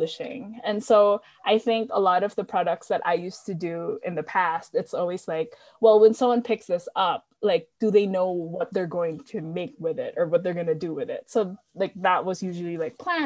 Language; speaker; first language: English; non-native, local second language; Filipino